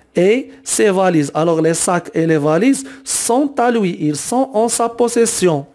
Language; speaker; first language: French; non-native, local second language; Arabic